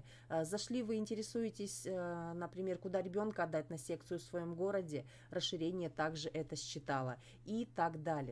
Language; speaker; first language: Russian; native; Russian